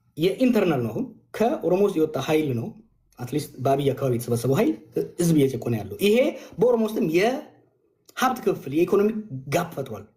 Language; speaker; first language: Amharic; non-native, local second language; Oromo